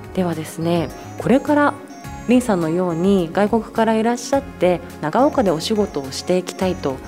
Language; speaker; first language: Japanese; native; Japanese